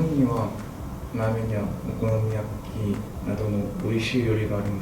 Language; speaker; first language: Japanese; non-native, fluent; Korean